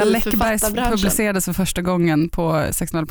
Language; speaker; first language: Swedish; native; Swedish